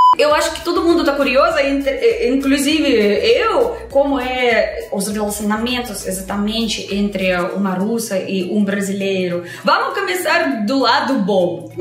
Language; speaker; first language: Portuguese; non-native, learner; Russian